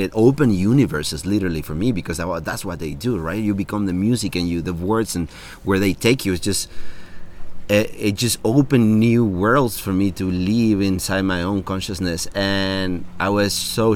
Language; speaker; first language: English; non-native, fluent; Spanish